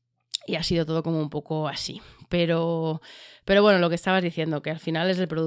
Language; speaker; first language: Spanish; native; Spanish